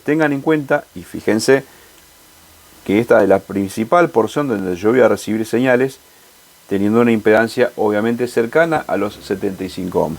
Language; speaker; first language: Spanish; native; Spanish